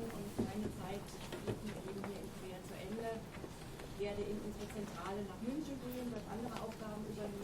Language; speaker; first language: German; native; German